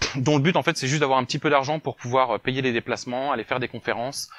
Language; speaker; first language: French; native; French